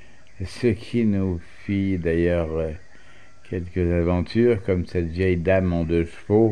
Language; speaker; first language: French; native; French